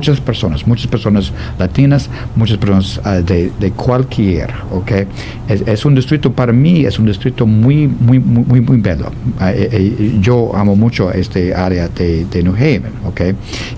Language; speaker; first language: Spanish; non-native, fluent; English